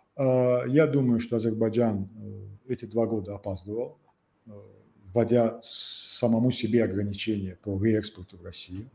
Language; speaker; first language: Russian; non-native, local second language; Azerbaijani